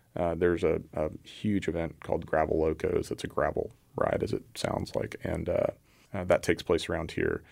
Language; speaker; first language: English; native; English